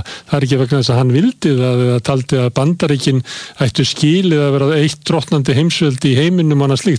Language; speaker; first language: Icelandic; native; Icelandic